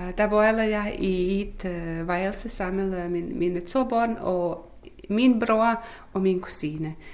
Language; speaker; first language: Danish; non-native, fluent; Bosnian